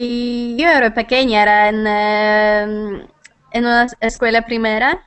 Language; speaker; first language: Spanish; non-native, fluent; Lithuanian